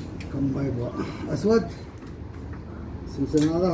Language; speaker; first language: Arabic; non-native, learner; Urdu